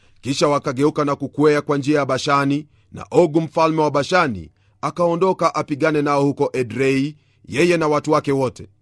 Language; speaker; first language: Swahili; non-native, local second language; Luyia